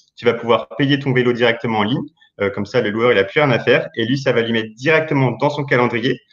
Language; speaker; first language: French; native; French